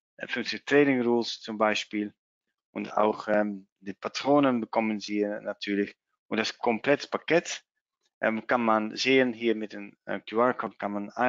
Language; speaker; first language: German; non-native, learner; Dutch